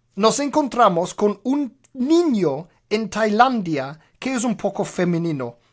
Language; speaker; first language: Spanish; non-native, fluent; English